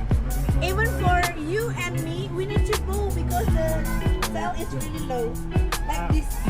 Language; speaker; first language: English; non-native, learner; Indonesian